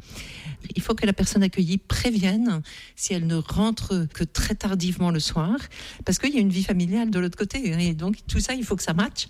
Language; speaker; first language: French; native; French